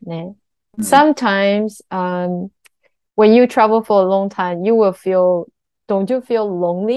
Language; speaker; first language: English; non-native, learner; Chinese